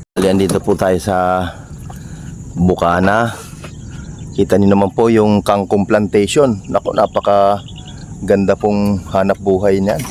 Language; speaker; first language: Filipino; native; Filipino